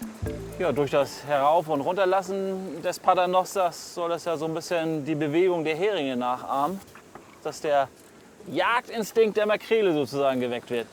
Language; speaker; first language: German; native; German